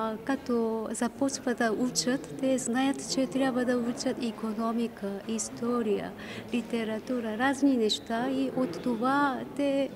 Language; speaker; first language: Bulgarian; non-native, fluent; Korean